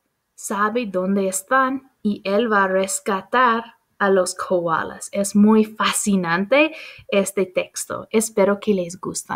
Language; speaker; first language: Spanish; non-native, fluent; English